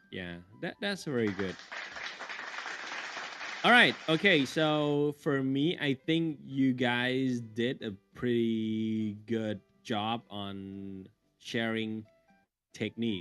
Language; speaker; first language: English; non-native, fluent; Thai